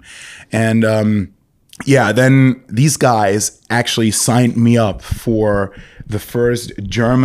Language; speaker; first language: English; non-native, fluent; German